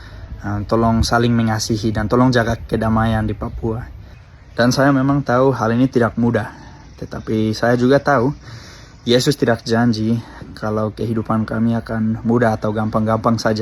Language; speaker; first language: Indonesian; early bilingual, other home language; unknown